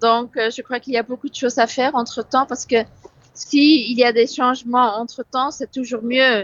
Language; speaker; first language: French; non-native, fluent; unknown